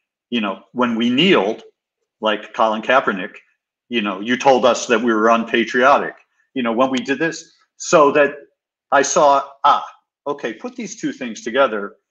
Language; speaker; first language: English; native; English